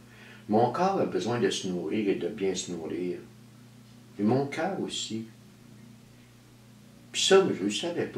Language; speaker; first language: French; native; French